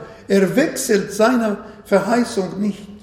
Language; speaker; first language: German; non-native, fluent; Arabic